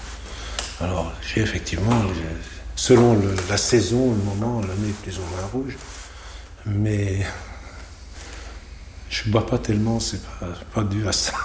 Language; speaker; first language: French; native; French